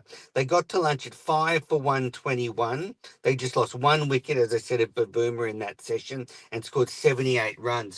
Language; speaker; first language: English; native; English